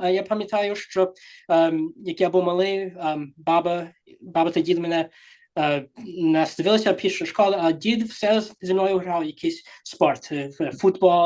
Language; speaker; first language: Ukrainian; early bilingual, heritage; English